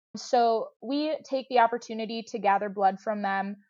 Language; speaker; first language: English; native; English